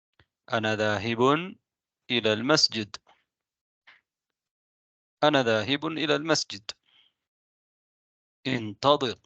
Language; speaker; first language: Arabic; non-native, fluent; Tamil